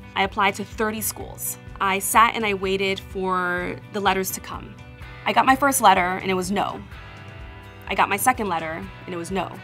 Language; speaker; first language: English; native; English